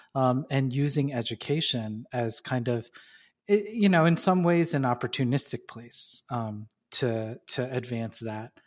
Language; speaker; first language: English; native; English